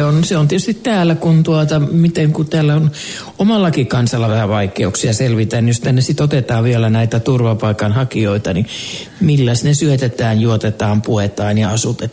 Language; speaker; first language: Finnish; native; Finnish